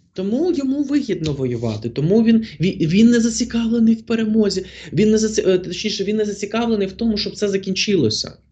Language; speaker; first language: Ukrainian; non-native, local second language; Russian